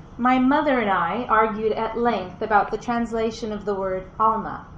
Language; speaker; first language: English; native; English